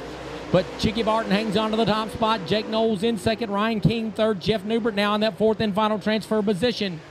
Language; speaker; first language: English; native; English